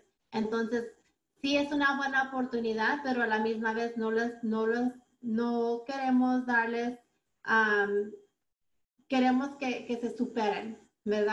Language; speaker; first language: Spanish; early bilingual, heritage; Spanish